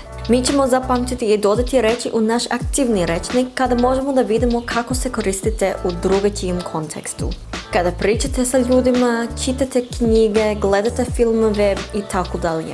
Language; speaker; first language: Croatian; non-native, fluent; English